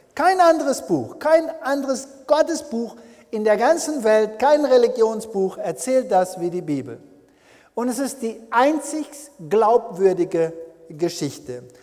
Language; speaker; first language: German; early bilingual, heritage; German